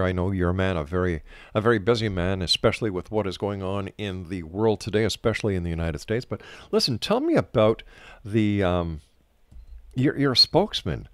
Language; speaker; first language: English; native; English